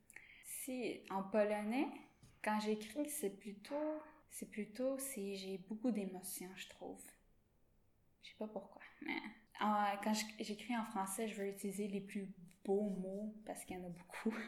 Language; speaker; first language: French; non-native, local second language; English